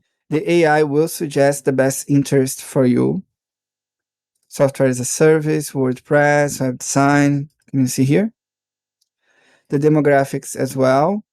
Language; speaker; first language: English; non-native, fluent; Portuguese